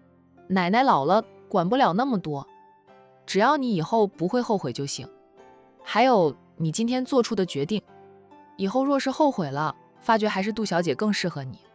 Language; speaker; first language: Chinese; native; Chinese